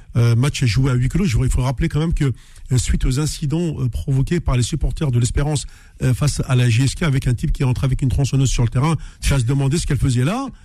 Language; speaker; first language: French; native; French